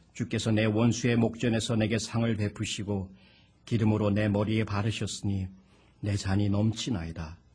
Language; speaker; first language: Korean; native; Korean